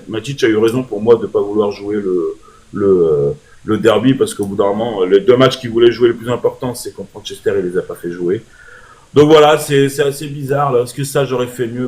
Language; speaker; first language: French; native; French